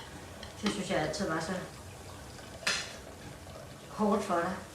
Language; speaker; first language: Danish; native; Danish